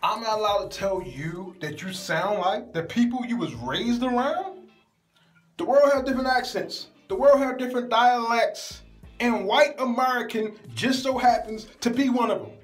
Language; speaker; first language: English; native; English